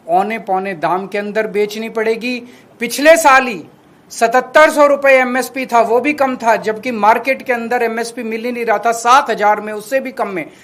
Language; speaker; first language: Hindi; native; Hindi